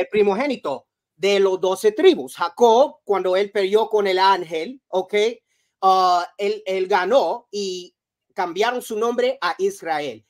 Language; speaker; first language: Spanish; early bilingual, heritage; Spanish